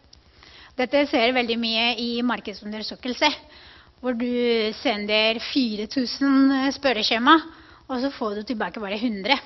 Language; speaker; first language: Norwegian; non-native, fluent; Spanish